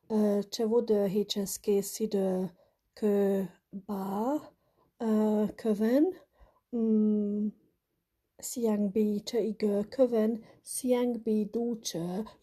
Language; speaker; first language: Chinese; non-native, learner; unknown